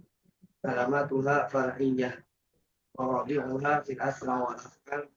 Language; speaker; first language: Arabic; non-native, learner; Indonesian